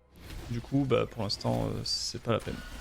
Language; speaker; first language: French; native; French